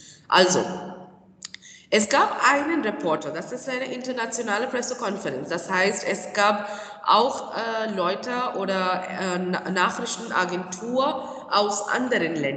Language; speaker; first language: German; non-native, fluent; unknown